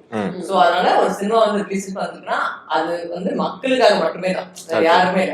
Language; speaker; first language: Tamil; native; Tamil